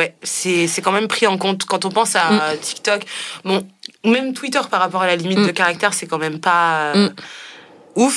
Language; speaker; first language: French; native; French